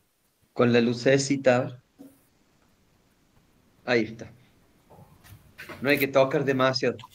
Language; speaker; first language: Spanish; native; Spanish